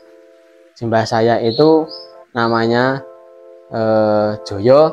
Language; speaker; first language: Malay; non-native, local second language; Javanese